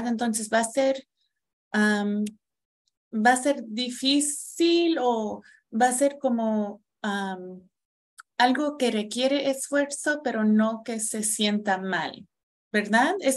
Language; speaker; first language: Spanish; non-native, fluent; English